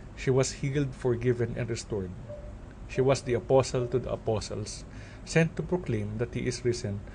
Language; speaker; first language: English; non-native, local second language; Filipino